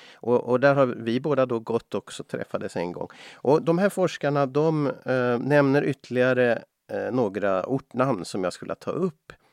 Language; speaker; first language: Swedish; native; Swedish